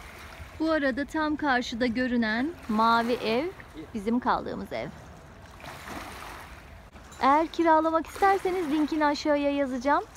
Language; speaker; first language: Turkish; native; Turkish